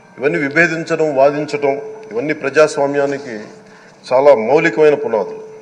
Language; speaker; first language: Telugu; native; Telugu